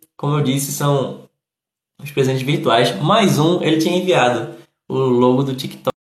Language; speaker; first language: Portuguese; native; Portuguese